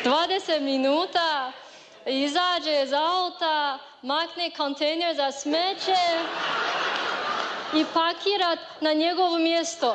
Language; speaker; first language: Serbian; non-native, learner; Chinese